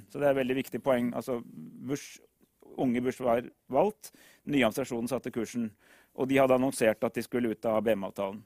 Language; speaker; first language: Norwegian; native; Norwegian